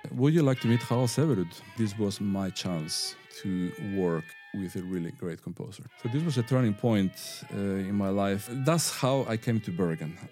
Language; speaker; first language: English; non-native, fluent; Spanish